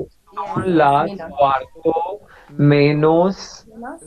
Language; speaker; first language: Spanish; non-native, learner; Hindi